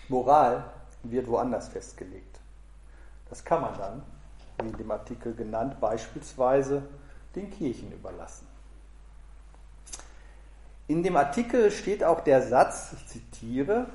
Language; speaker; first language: German; native; German